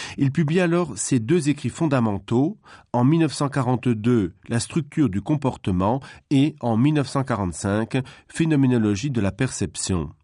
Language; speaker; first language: French; non-native, local second language; Luxembourgish